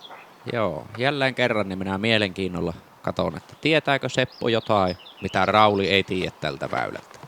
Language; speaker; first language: Finnish; native; Finnish